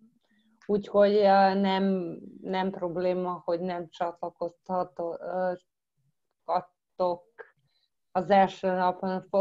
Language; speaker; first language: Hungarian; early bilingual, heritage; Croatian